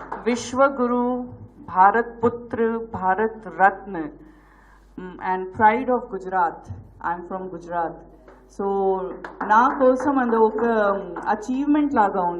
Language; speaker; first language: Telugu; non-native, learner; Gujarati